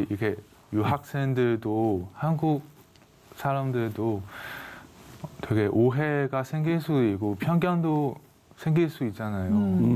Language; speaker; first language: Korean; non-native, fluent; Chinese